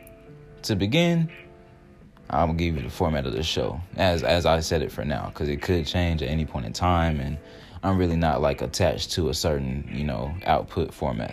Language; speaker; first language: English; native; English